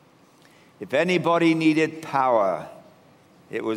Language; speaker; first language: English; native; English